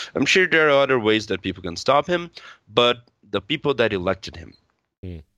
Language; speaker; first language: English; non-native, fluent; Portuguese